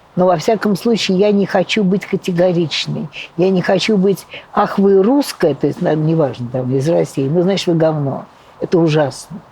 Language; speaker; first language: Russian; native; Russian